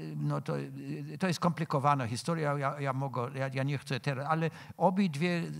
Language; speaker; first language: Polish; non-native, fluent; English